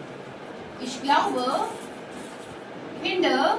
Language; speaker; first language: German; non-native, fluent; Hindi